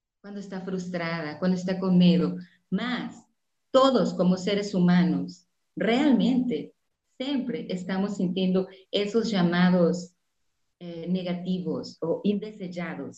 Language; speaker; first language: Spanish; non-native, fluent; Portuguese